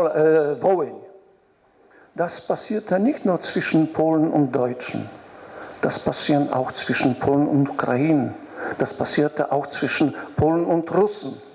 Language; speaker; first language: German; non-native, fluent; Polish